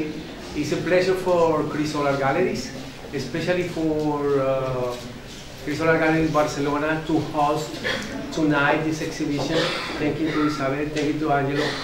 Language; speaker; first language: English; non-native, fluent; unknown